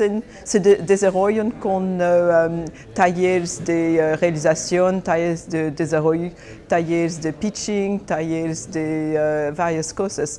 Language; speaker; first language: Spanish; non-native, fluent; Portuguese